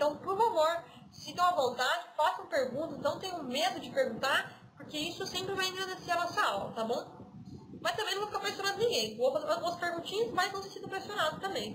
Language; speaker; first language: Portuguese; native; Portuguese